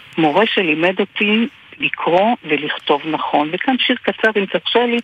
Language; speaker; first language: Hebrew; early bilingual, other home language; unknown